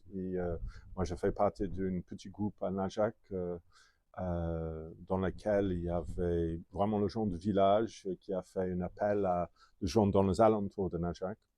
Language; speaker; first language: French; non-native, fluent; English